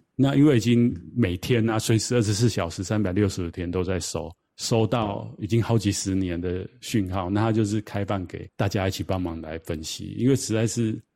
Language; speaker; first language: Chinese; native; Chinese